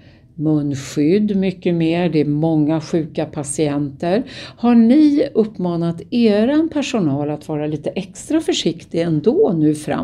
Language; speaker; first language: Swedish; native; Swedish